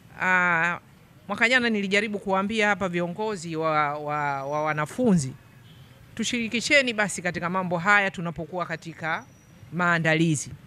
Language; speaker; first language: Swahili; native; Swahili